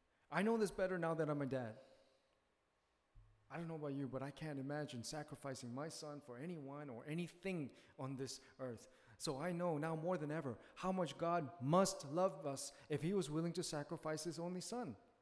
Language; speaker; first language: English; early bilingual, other home language; Korean